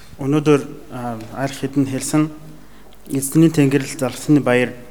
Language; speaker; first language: Mongolian; non-native, fluent; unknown